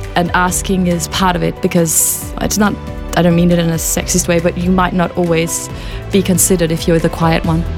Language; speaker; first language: English; non-native, fluent; Danish